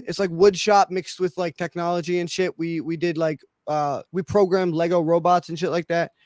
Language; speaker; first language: English; native; English